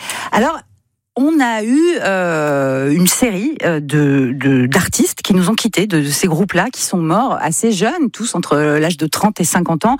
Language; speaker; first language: French; native; French